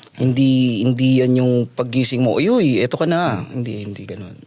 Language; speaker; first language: Filipino; native; Filipino